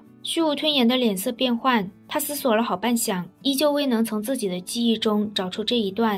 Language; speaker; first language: Chinese; native; Chinese